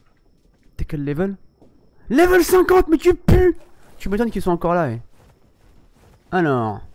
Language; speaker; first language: French; native; French